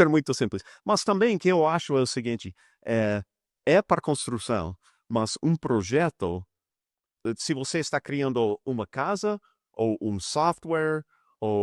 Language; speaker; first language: Portuguese; non-native, fluent; English